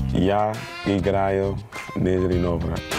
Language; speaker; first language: Russian; non-native, learner; English